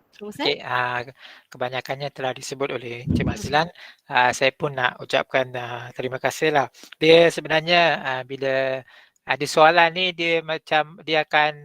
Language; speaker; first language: Malay; non-native, local second language; Tamil